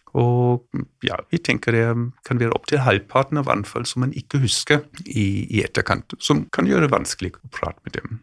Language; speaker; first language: Norwegian; non-native, fluent; German